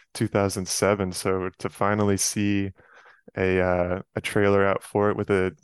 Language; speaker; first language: English; native; English